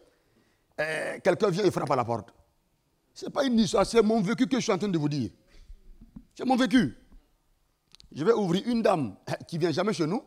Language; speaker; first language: French; non-native, local second language; Mossi